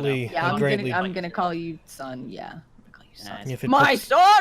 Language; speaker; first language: English; native; English